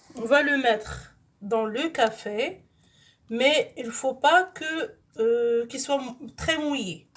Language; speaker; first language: French; non-native, local second language; Arabic